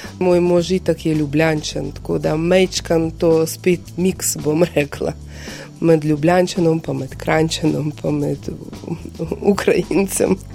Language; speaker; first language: Slovenian; non-native, fluent; Ukrainian